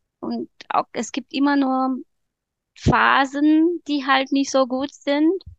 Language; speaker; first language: German; non-native, fluent; Romanian